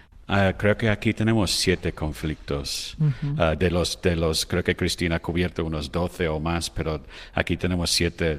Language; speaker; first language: Spanish; non-native, fluent; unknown